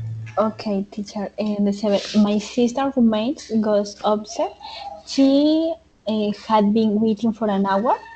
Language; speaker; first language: English; non-native, learner; Spanish